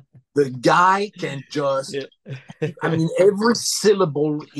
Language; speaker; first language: English; non-native, fluent; French